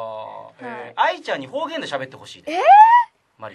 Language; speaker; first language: Japanese; native; Japanese